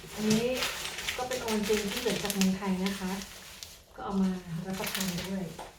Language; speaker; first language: Thai; native; Thai